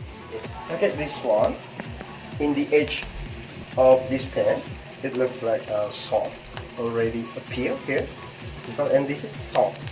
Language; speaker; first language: English; non-native, learner; Indonesian